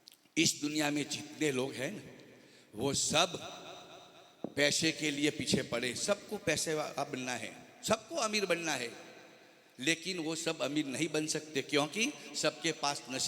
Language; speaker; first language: Hindi; non-native, local second language; Gujarati